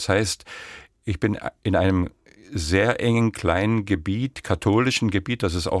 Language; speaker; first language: German; non-native, local second language; Upper Sorbian